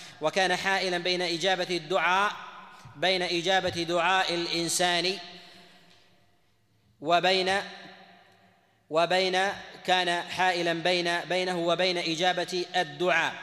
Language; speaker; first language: Arabic; native; Arabic